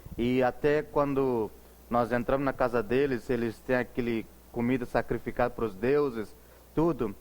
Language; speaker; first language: Portuguese; non-native, fluent; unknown